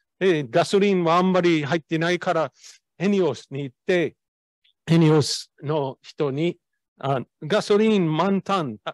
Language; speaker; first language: Japanese; non-native, learner; English